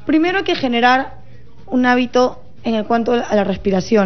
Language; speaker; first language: Spanish; native; Spanish